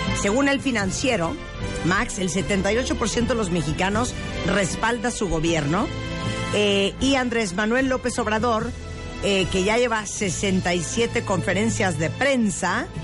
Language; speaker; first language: Spanish; native; Spanish